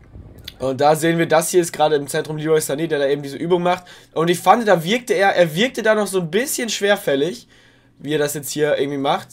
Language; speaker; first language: German; native; German